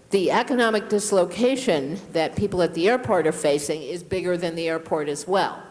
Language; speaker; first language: English; native; English